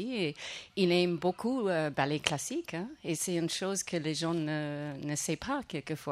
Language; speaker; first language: French; non-native, fluent; English